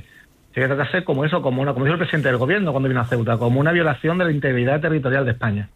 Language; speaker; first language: Spanish; native; Spanish